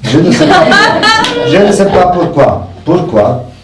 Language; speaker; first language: French; non-native, learner; German